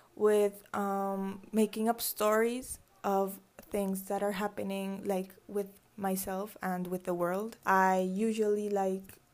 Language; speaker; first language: English; early bilingual, other home language; Spanish